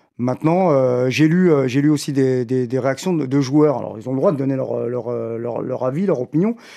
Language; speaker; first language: French; native; French